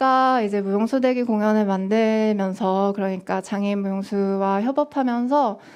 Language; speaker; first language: Korean; native; Korean